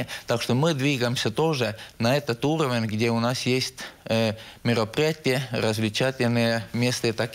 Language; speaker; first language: Russian; non-native, local second language; Estonian